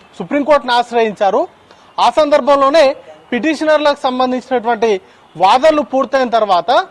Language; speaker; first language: Telugu; native; Telugu